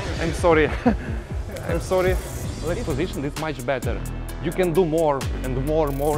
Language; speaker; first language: English; non-native, learner; Russian